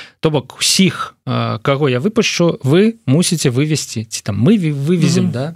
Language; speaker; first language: Belarusian; non-native, local second language; Russian